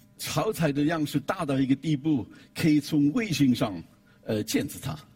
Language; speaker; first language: Chinese; non-native, fluent; German